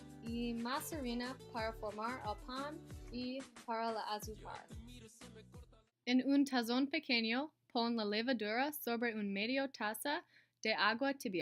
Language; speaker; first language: Spanish; non-native, learner; English